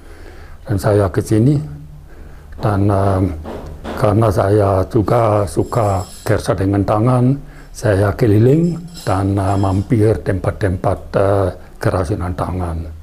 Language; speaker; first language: Indonesian; non-native, fluent; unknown